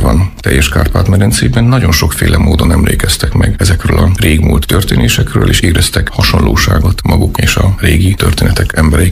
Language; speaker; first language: Hungarian; native; Hungarian